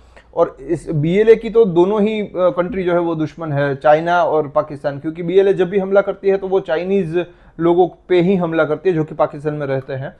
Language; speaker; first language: Hindi; non-native, local second language; Gujarati